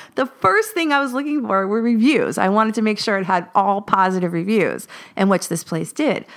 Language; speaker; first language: English; native; English